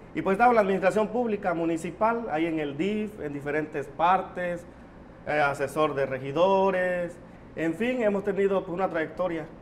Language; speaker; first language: Spanish; native; Spanish